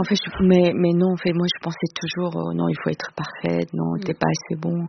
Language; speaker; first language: French; non-native, fluent; Korean